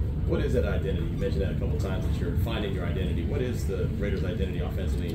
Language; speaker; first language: English; native; English